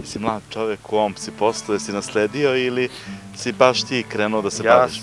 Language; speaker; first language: Bosnian; native; Bosnian